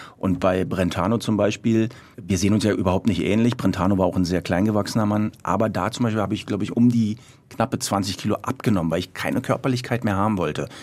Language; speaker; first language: German; early bilingual, other home language; Croatian